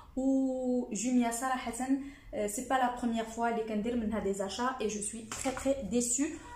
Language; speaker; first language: French; non-native, local second language; Arabic